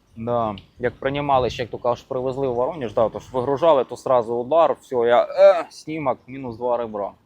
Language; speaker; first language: Ukrainian; native; Ukrainian